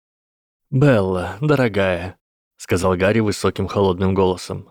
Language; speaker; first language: Russian; native; Russian